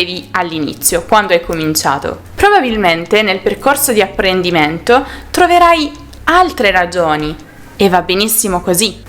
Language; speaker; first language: Italian; native; Italian